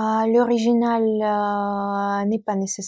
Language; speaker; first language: French; non-native, fluent; Russian